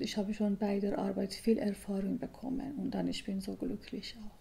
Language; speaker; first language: German; non-native, learner; Persian